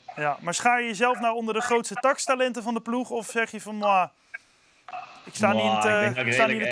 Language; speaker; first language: Dutch; native; Dutch